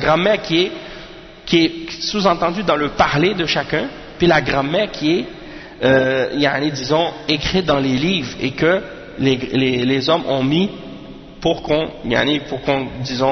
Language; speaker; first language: French; native; French